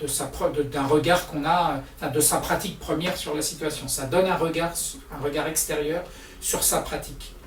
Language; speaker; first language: French; native; French